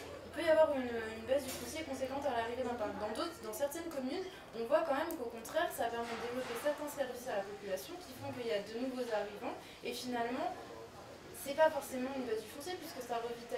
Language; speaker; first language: French; native; French